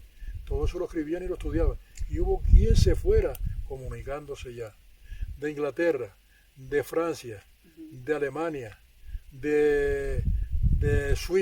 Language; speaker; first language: Spanish; native; Spanish